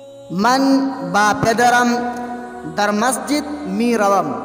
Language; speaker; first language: Persian; non-native, learner; Urdu